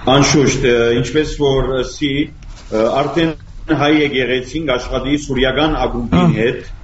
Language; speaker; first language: Armenian; native; Armenian